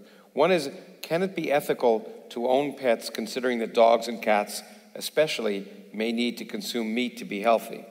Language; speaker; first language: English; native; English